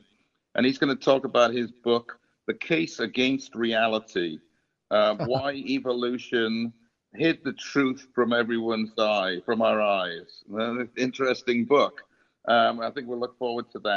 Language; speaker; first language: English; native; English